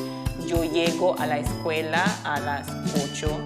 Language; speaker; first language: Spanish; non-native, fluent; English